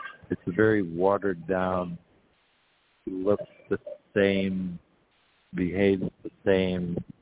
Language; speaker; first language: English; native; English